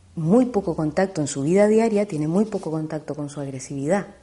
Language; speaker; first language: Spanish; native; Spanish